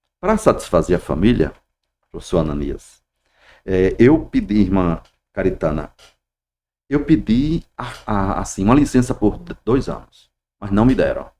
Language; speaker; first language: Portuguese; native; Portuguese